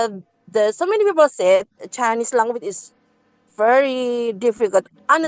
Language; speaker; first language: English; non-native, learner; Chinese